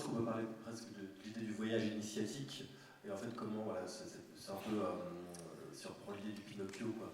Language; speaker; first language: French; native; French